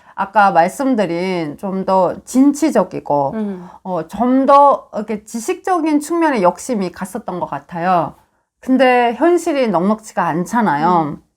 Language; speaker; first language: Korean; native; Korean